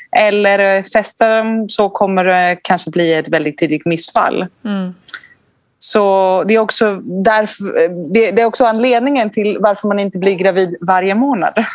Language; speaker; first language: Swedish; non-native, fluent; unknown